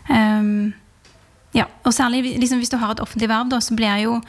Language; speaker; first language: Norwegian; early bilingual, other home language; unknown